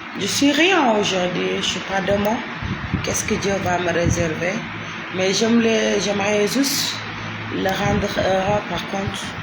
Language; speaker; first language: French; non-native, local second language; Wolof